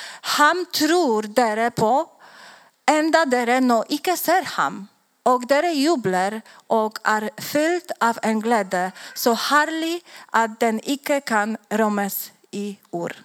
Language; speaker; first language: Swedish; non-native, learner; Polish